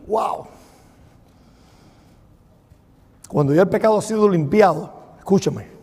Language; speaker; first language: Spanish; native; Spanish